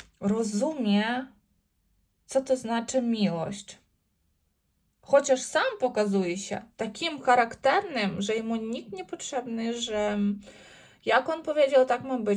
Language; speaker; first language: Polish; non-native, learner; Ukrainian